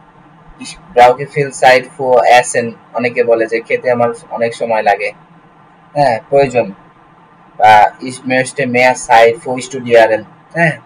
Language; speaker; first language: German; non-native, fluent; Bangla